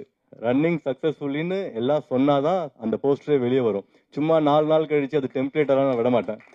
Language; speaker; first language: Tamil; native; Tamil